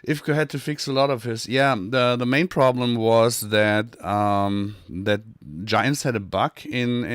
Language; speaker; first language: English; non-native, fluent; German